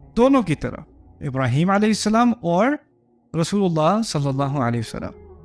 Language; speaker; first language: Urdu; early bilingual, heritage; Urdu